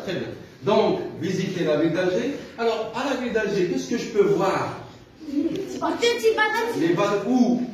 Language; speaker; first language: French; non-native, local second language; Arabic